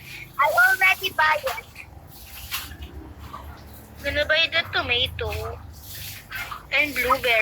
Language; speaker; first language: English; non-native, local second language; Filipino